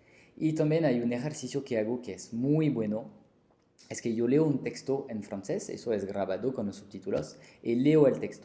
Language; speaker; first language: Spanish; non-native, fluent; French